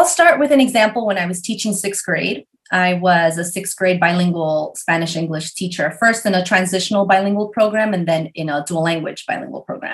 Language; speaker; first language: English; early bilingual, other home language; Spanish